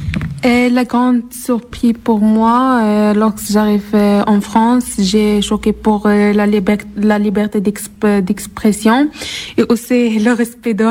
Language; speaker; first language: French; non-native, learner; Arabic